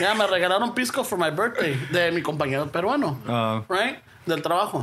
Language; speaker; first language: Spanish; early bilingual, heritage; Spanish